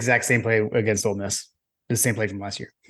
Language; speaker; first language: English; native; English